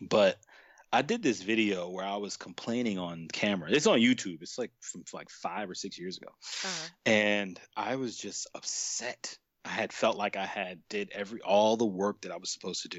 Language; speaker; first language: English; native; English